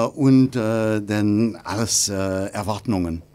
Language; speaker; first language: German; non-native, learner; English